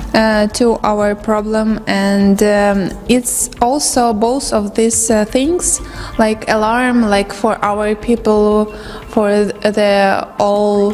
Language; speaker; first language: English; non-native, local second language; Ukrainian